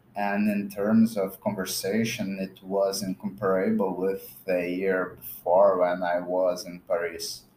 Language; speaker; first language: English; non-native, fluent; Portuguese